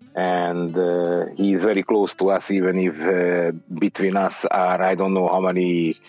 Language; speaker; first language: English; non-native, learner; Hungarian